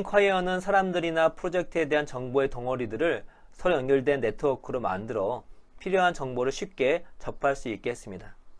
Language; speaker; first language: Korean; native; Korean